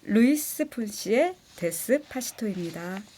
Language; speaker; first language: Korean; native; Korean